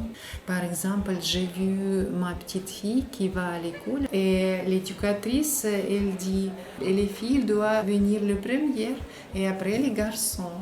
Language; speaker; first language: French; non-native, learner; Russian